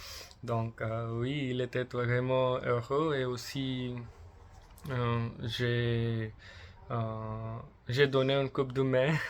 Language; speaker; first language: French; non-native, learner; English